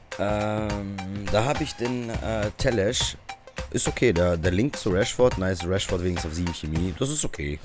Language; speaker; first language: German; early bilingual, other home language; Russian